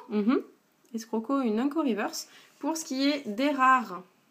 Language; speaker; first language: French; native; French